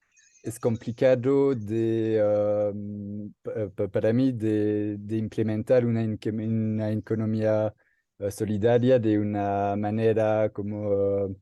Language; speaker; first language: Spanish; non-native, learner; French